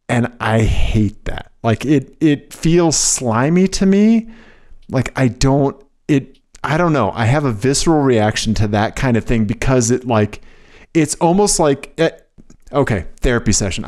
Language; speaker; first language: English; native; English